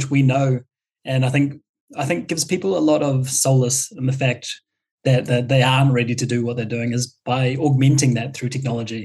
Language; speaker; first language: English; native; English